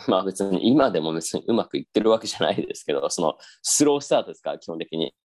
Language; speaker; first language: Japanese; native; Japanese